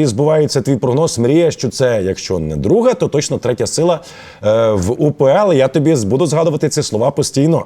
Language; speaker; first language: Ukrainian; native; Ukrainian